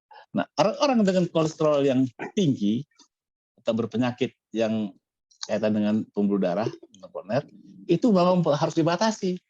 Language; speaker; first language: Malay; native; Malay